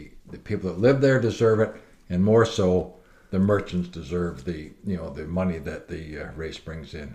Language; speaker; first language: English; native; English